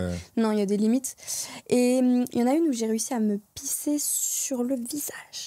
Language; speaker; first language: French; native; French